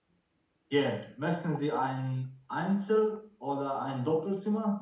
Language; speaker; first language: German; non-native, learner; Croatian